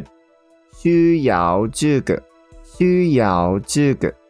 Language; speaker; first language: Chinese; non-native, learner; English